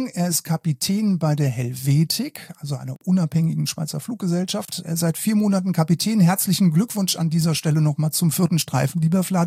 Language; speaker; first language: German; native; German